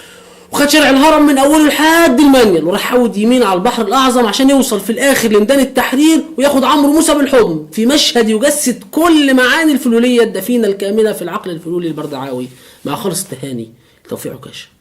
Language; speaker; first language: Arabic; native; Arabic